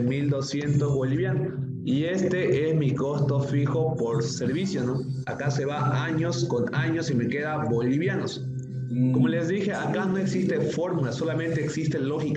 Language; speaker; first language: Spanish; native; Spanish